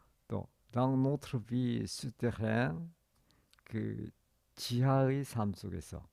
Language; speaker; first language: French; non-native, fluent; Korean